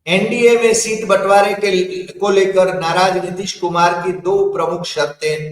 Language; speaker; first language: Hindi; non-native, local second language; Gujarati